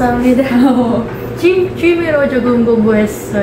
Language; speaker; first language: Korean; non-native, learner; Filipino